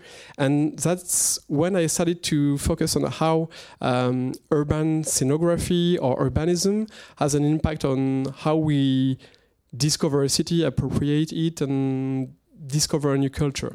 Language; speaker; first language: English; non-native, fluent; French